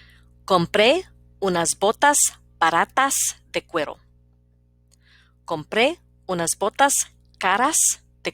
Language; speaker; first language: Spanish; non-native, fluent; English